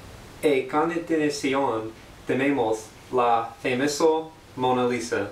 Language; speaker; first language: Spanish; non-native, learner; English